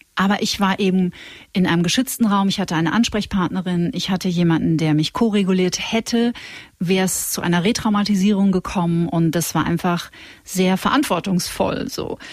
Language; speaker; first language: German; native; German